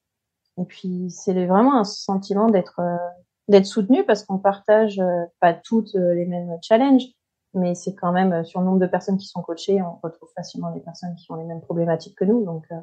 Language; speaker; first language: French; native; French